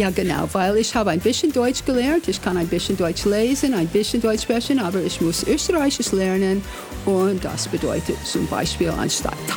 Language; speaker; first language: German; non-native, learner; English